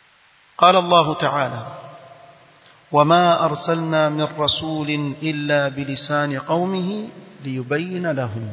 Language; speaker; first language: Arabic; non-native, fluent; Swahili